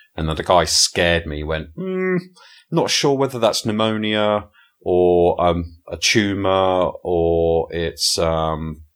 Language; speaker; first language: English; native; English